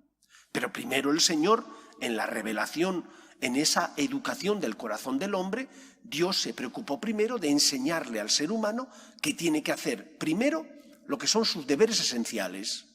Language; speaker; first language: Spanish; native; Spanish